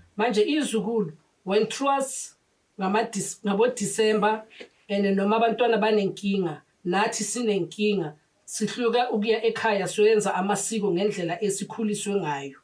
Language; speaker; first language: Zulu; native; Zulu